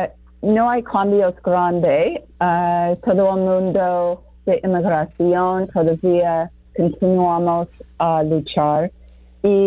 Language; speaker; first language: Spanish; non-native, fluent; English